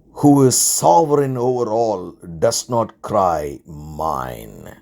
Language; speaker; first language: English; non-native, local second language; Tamil